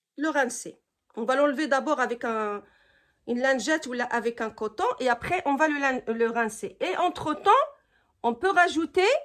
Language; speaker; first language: French; non-native, local second language; Arabic